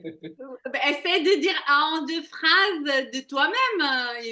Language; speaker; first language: French; non-native, fluent; Hebrew